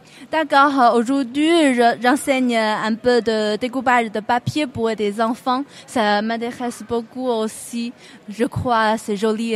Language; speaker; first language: French; non-native, fluent; Chinese